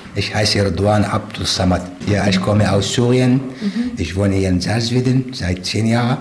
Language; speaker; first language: German; non-native, learner; Arabic